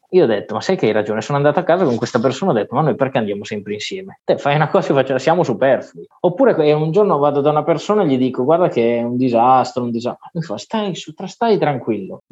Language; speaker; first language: Italian; native; Italian